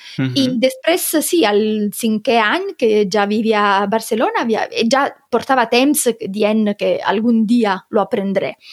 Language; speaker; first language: Catalan; non-native, fluent; Italian